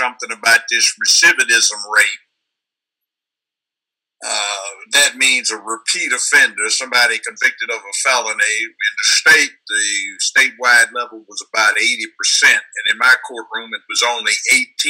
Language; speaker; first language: English; native; English